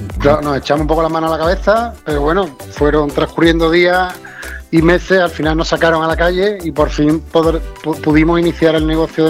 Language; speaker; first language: Spanish; native; Spanish